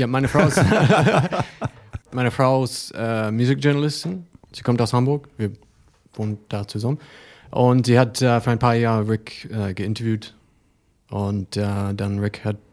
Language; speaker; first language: German; non-native, learner; English